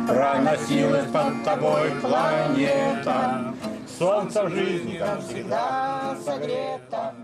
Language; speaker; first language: Russian; native; Russian